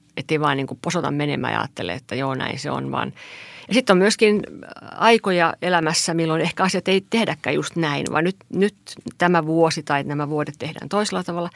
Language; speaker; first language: Finnish; non-native, local second language; Swedish